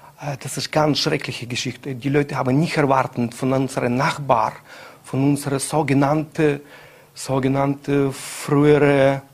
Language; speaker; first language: German; non-native, learner; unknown